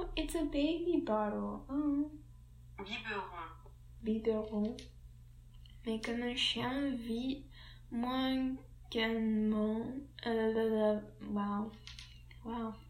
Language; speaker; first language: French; non-native, learner; English